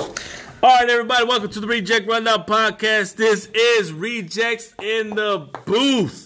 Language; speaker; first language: English; native; English